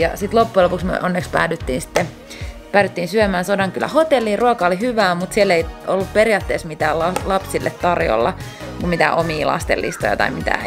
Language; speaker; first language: Finnish; native; Finnish